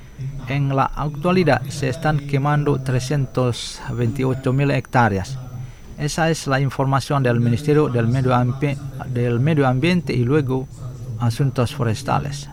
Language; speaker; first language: Spanish; non-native, fluent; Indonesian